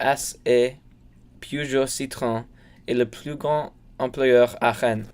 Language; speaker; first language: French; non-native, learner; English